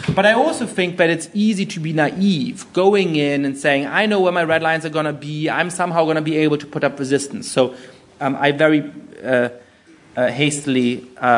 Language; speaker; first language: English; non-native, fluent; German